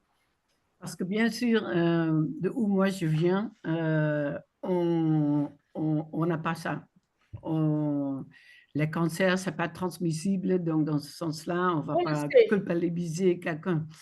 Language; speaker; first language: French; non-native, fluent; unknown